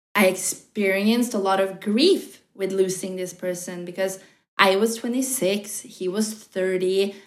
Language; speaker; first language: English; non-native, fluent; Norwegian